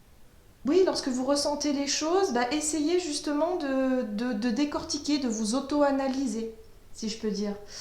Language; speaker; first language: French; native; French